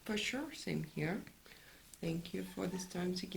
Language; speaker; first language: English; non-native, fluent; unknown